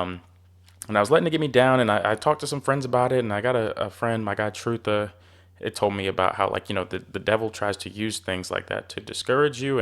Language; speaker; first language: English; native; English